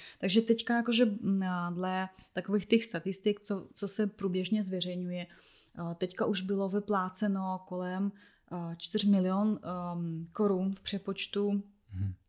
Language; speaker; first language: Czech; non-native, fluent; Russian